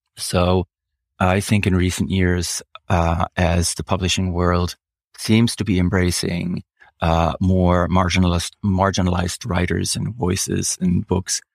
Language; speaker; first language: English; non-native, fluent; German